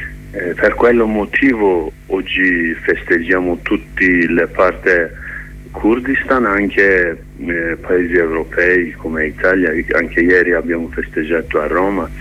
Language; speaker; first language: Italian; non-native, learner; Kurdish